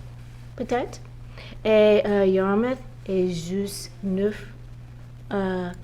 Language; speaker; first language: French; non-native, learner; English